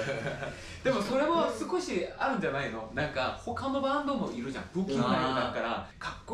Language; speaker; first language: Japanese; non-native, fluent; Korean